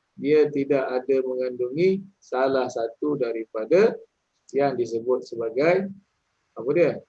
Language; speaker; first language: Malay; native; Malay